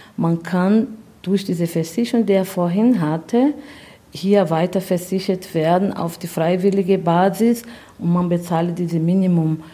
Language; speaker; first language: German; non-native, fluent; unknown